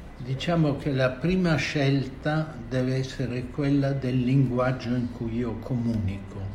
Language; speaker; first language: Italian; native; Italian